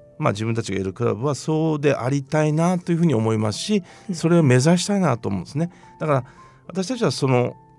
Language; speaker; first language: Japanese; native; Japanese